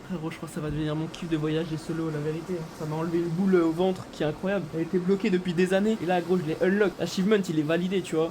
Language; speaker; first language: French; native; French